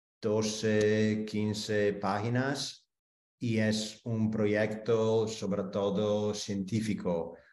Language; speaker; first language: Spanish; non-native, fluent; Italian